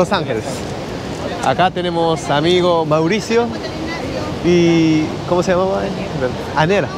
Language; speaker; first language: Spanish; non-native, learner; Japanese